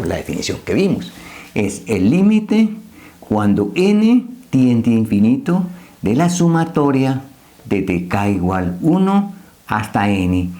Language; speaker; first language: Spanish; native; Spanish